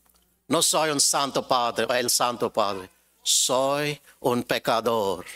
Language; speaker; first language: Spanish; non-native, fluent; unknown